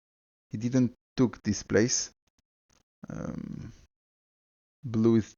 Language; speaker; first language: English; non-native, fluent; French